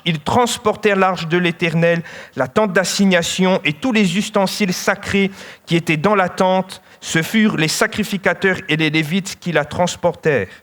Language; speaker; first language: French; native; French